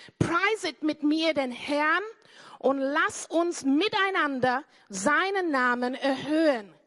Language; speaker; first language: German; non-native, fluent; English